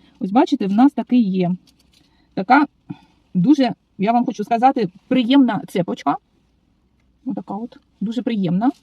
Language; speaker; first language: Ukrainian; non-native, local second language; Russian